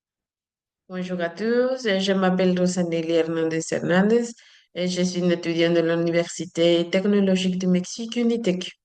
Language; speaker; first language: French; non-native, learner; Spanish